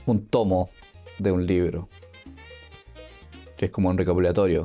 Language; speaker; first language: Spanish; native; Spanish